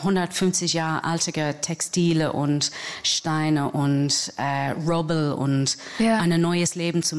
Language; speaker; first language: German; non-native, learner; English